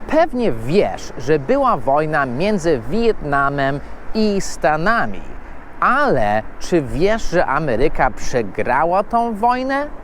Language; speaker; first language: Polish; non-native, fluent; English